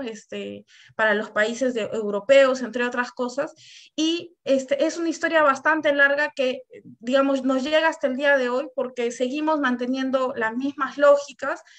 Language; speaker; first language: Spanish; native; Spanish